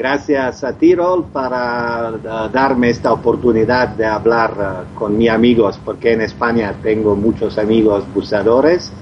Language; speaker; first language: Spanish; non-native, learner; Croatian